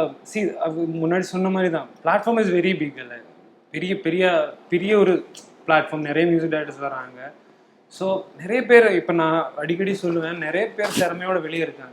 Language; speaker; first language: Tamil; non-native, fluent; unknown